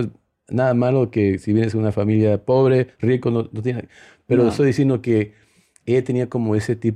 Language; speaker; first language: Spanish; early bilingual, heritage; Spanish